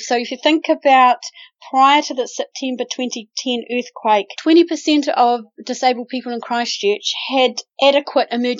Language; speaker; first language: English; native; English